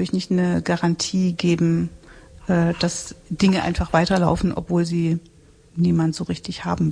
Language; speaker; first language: German; native; German